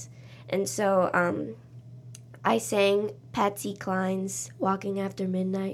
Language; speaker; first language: English; native; English